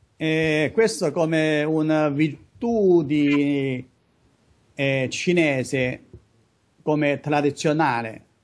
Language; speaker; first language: Italian; non-native, learner; Chinese